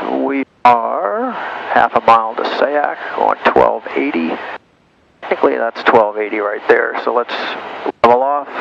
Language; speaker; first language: English; native; English